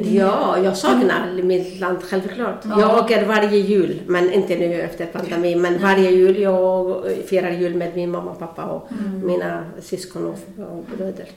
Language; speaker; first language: Swedish; non-native, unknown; Arabic